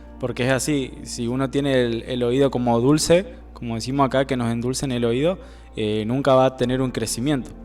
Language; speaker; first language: Spanish; native; Spanish